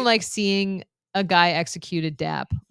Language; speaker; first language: English; native; English